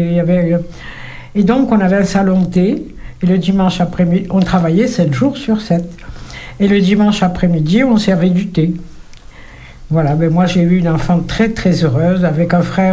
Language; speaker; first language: French; native; French